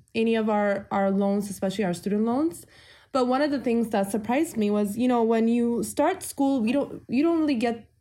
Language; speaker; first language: English; early bilingual, other home language; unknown